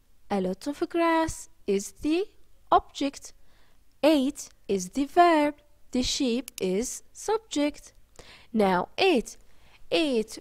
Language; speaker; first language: English; non-native, fluent; Arabic